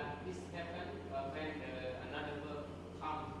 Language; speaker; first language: English; non-native, learner; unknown